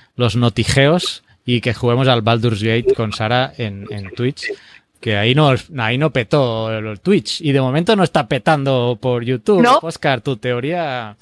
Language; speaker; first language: Spanish; native; Spanish